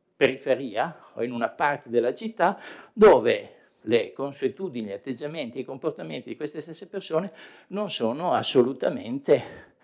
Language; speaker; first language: Italian; native; Italian